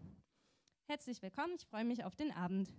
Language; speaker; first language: German; native; German